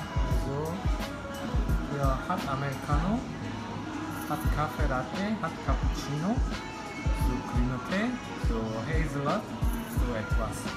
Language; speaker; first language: German; non-native, learner; Korean